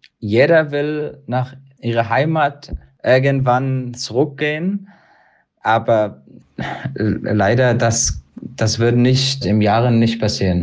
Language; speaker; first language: German; non-native, learner; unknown